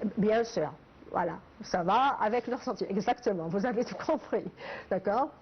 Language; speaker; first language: French; non-native, local second language; Arabic